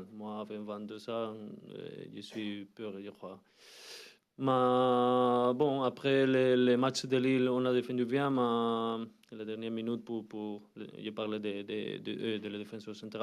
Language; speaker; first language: French; non-native, learner; Spanish